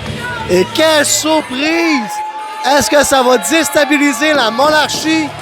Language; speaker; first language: French; native; French